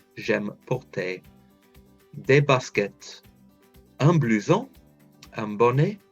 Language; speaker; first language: French; non-native, fluent; English